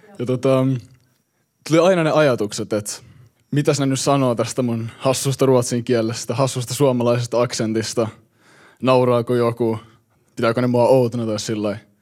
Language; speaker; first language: Finnish; early bilingual, heritage; Finnish